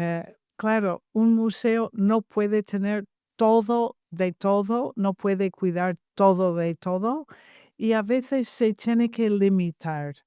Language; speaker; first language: Spanish; non-native, fluent; English